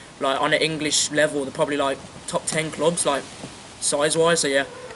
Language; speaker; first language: English; native; English